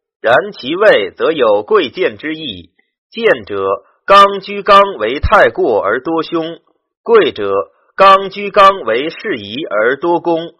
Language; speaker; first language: Chinese; native; Chinese